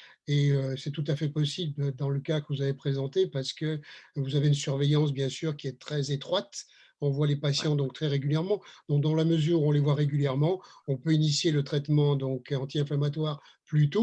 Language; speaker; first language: French; native; French